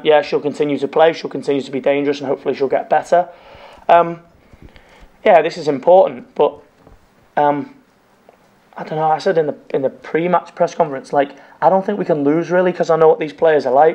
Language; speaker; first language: English; native; English